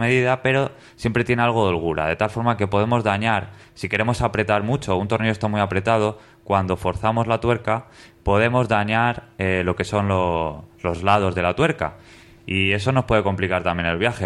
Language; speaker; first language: Spanish; native; Spanish